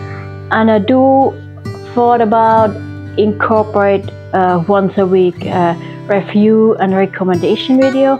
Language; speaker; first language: English; non-native, fluent; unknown